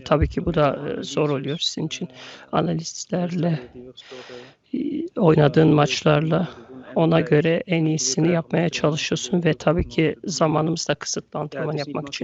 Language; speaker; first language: Turkish; early bilingual, heritage; Turkish